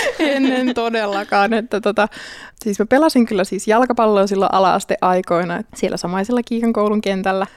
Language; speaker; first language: Finnish; native; Finnish